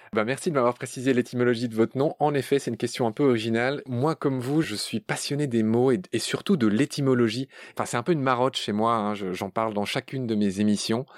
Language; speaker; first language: French; native; French